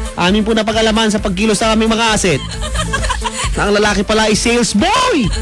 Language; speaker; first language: Filipino; native; Filipino